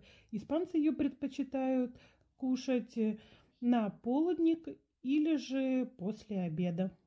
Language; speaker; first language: Russian; native; Russian